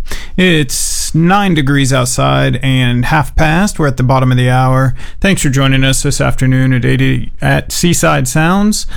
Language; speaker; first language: English; native; English